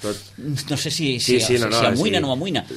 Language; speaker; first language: Catalan; native; Catalan